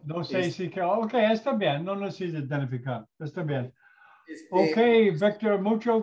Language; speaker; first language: Spanish; non-native, learner; English